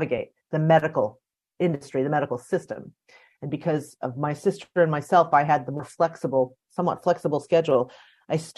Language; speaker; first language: English; native; English